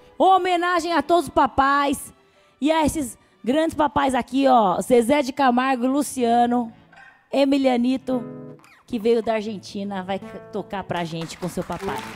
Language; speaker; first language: Portuguese; native; Portuguese